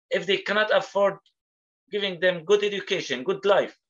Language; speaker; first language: English; non-native, fluent; Arabic